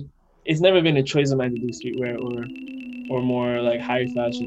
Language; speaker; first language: English; non-native, fluent; Dutch